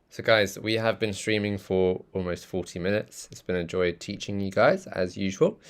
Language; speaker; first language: English; early bilingual, other home language; Tamil